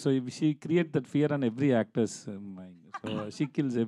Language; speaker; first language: Telugu; non-native, learner; Tamil